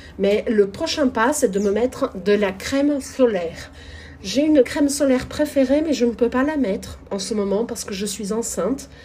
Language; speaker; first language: French; non-native, fluent; Portuguese